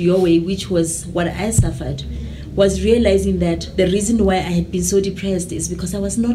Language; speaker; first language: English; non-native, local second language; Tswana